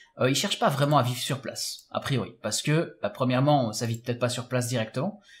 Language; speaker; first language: French; native; French